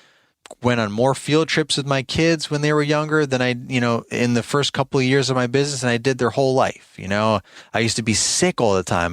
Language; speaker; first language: English; native; English